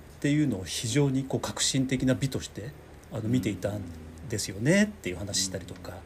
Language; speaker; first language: Japanese; native; Japanese